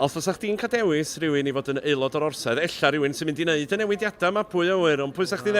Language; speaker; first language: Welsh; native; Welsh